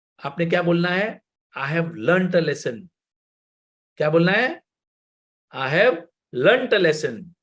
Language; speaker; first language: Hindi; non-native, local second language; Gujarati